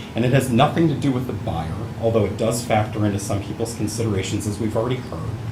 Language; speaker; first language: English; early bilingual, other home language; Italian